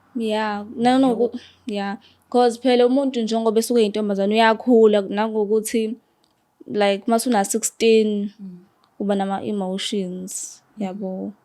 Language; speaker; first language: Zulu; native; Zulu